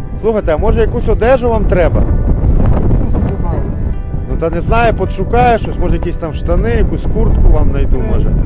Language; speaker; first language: Ukrainian; native; Ukrainian